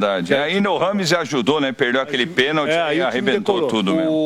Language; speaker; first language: Portuguese; native; Portuguese